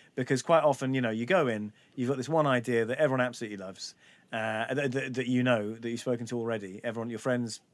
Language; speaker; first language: English; native; English